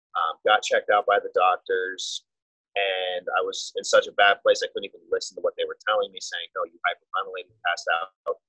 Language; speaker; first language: English; native; English